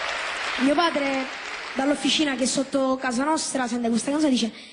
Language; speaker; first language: Italian; native; Italian